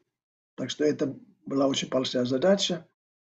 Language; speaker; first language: Russian; non-native, fluent; Finnish